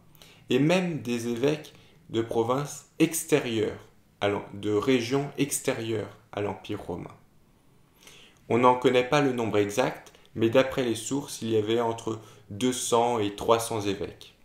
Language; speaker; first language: French; native; French